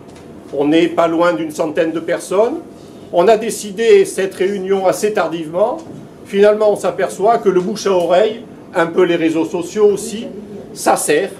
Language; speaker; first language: French; native; French